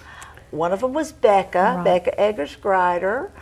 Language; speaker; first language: English; native; English